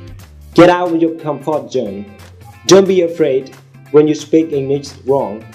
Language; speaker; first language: English; non-native, learner; Vietnamese